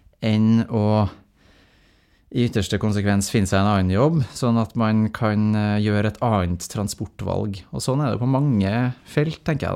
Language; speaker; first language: Norwegian; native; Norwegian